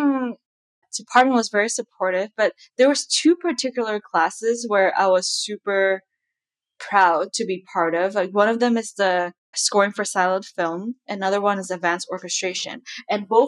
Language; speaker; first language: English; non-native, local second language; Chinese